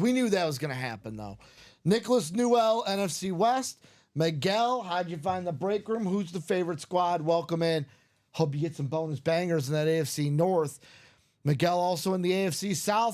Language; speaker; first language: English; native; English